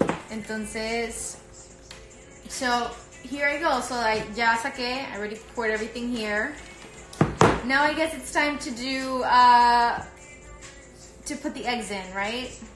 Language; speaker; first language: English; early bilingual, other home language; Spanish